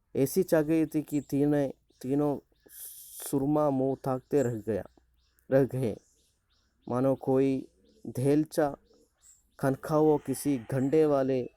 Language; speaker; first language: Hindi; non-native, local second language; Malayalam